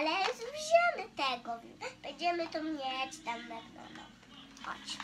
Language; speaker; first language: Polish; early bilingual, other home language; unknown